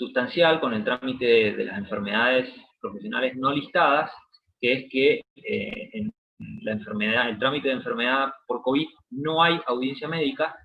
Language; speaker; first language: Spanish; native; Spanish